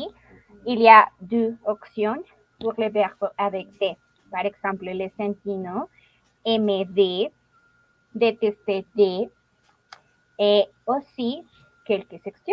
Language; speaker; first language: French; non-native, learner; Spanish